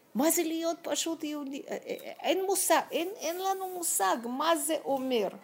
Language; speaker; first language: Hebrew; non-native, fluent; Russian